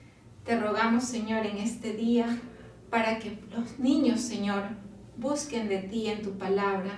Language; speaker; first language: Spanish; native; Spanish